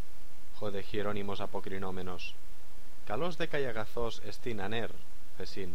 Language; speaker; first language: Greek; non-native, fluent; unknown